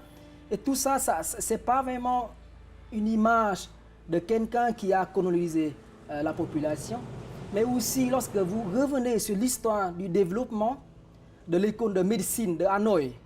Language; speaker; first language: French; non-native, fluent; Vietnamese